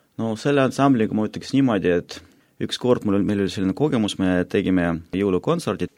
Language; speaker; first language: Estonian; non-native, local second language; Russian